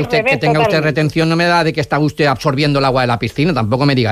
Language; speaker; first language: Spanish; native; Spanish